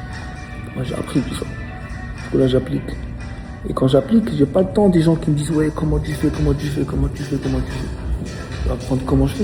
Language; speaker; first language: French; non-native, local second language; Arabic